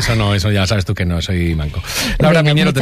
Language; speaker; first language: Spanish; native; Spanish